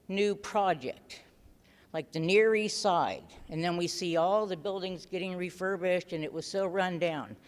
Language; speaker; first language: English; native; English